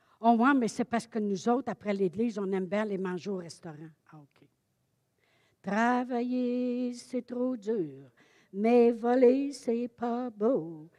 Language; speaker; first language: French; native; French